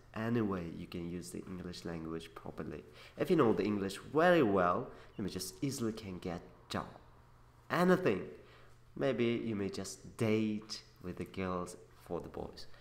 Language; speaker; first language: English; non-native, learner; Uzbek